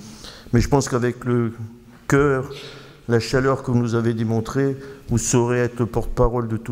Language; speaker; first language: French; native; French